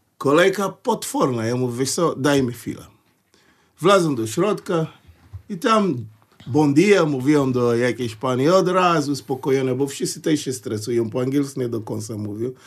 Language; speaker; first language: Polish; non-native, fluent; Portuguese